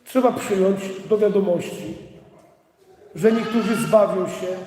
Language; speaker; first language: Polish; native; Polish